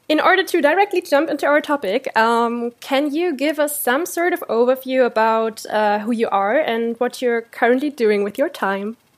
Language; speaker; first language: English; non-native, fluent; German